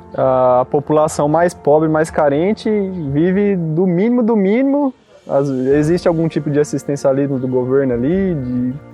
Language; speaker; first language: Portuguese; native; Portuguese